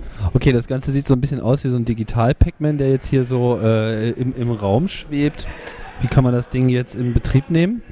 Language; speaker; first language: German; native; German